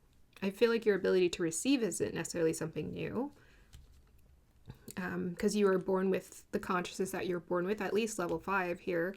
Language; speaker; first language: English; native; English